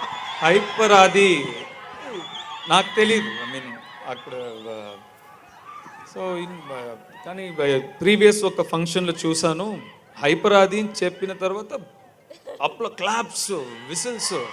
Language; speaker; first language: Telugu; non-native, learner; Tamil